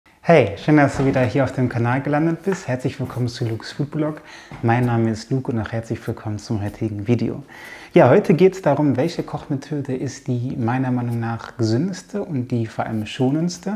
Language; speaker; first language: German; native; German